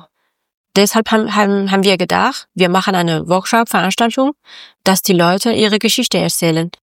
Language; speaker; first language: German; non-native, learner; Persian